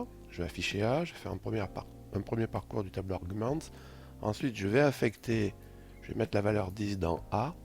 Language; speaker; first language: French; native; French